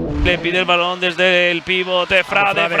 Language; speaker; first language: Spanish; native; Spanish